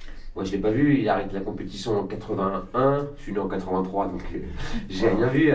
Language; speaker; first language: French; native; French